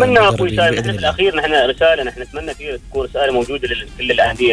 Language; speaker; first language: Arabic; native; Arabic